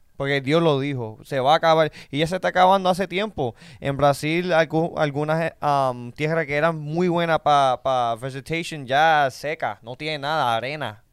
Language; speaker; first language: Spanish; early bilingual, heritage; Spanish